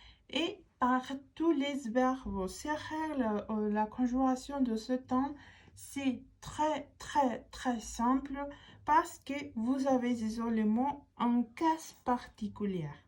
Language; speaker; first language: French; non-native, fluent; Spanish